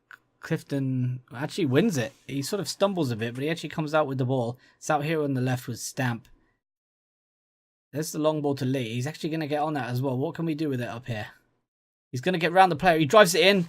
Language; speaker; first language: English; native; English